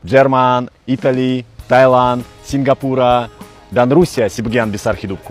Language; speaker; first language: Indonesian; non-native, fluent; Russian